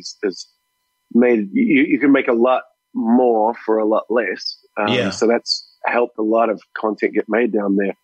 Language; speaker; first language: English; native; English